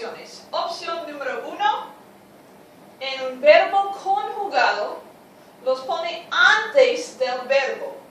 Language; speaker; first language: Spanish; non-native, fluent; English